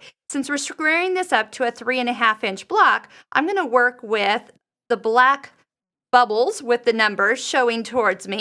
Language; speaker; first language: English; native; English